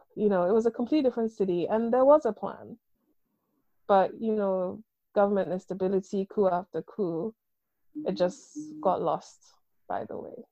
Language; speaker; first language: English; non-native, local second language; Akan